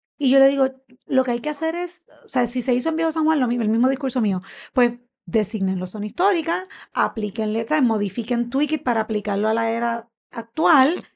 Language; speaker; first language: Spanish; native; Spanish